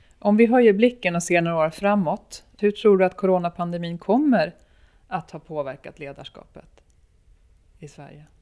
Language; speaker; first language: Swedish; native; Swedish